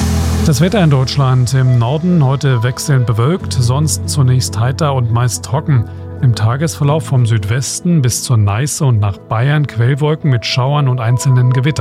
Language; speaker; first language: German; native; German